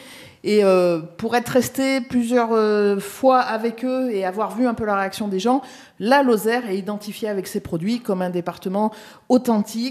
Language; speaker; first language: French; native; French